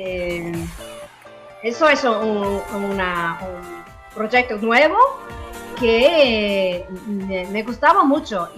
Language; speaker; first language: Spanish; non-native, learner; English